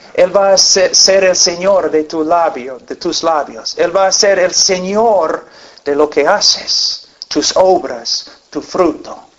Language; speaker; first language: Spanish; non-native, fluent; English